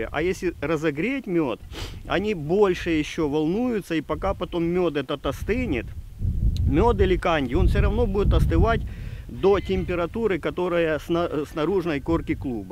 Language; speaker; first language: Russian; native; Russian